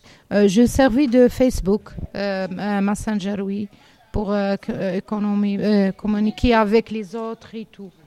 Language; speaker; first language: French; non-native, learner; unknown